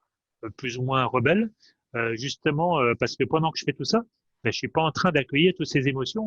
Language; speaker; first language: French; native; French